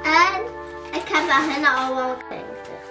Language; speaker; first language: Dutch; non-native, learner; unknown